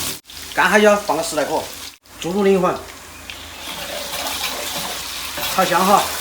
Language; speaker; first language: Chinese; native; Chinese